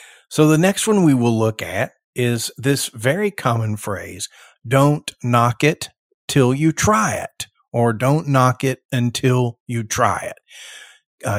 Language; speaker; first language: English; early bilingual, other home language; Spanish